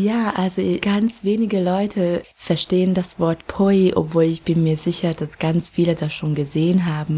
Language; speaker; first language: German; non-native, fluent; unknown